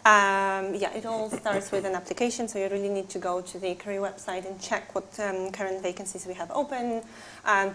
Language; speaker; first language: English; non-native, fluent; Polish